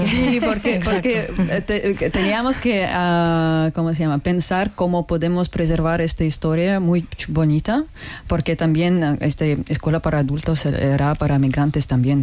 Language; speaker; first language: Spanish; non-native, learner; Russian